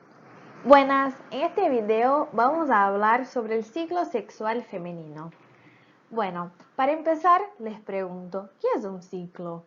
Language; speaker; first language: Spanish; native; Spanish